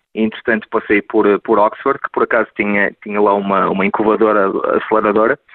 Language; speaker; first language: Portuguese; native; Portuguese